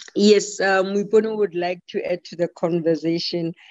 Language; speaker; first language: English; non-native, local second language; Tswana